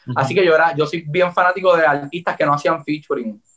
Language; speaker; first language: Spanish; native; Spanish